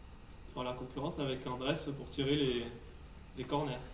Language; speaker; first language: French; native; French